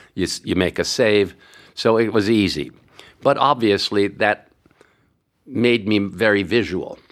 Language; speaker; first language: English; early bilingual, other home language; Hungarian